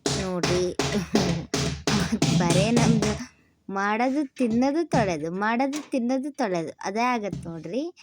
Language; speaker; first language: Kannada; native; Kannada